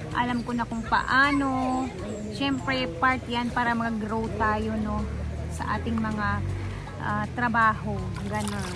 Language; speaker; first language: Filipino; non-native, local second language; Cebuano